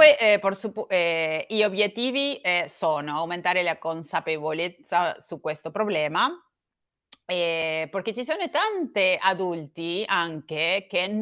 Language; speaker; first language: Italian; non-native, learner; Spanish